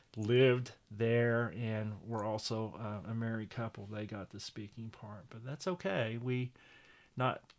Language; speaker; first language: English; native; English